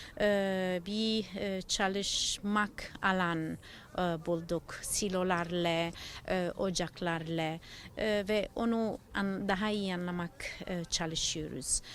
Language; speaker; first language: Turkish; non-native, learner; Italian